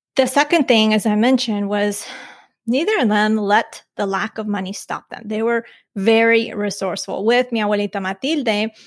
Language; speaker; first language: English; early bilingual, other home language; Spanish